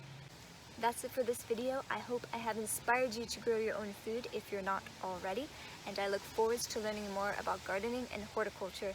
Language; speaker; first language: English; native; English